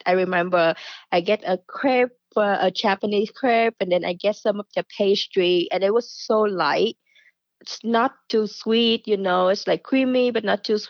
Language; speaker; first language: English; non-native, fluent; Vietnamese